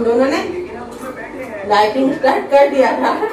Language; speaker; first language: Hindi; native; Hindi